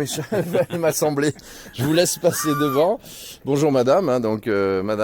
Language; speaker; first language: French; native; French